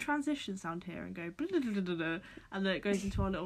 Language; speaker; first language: English; native; English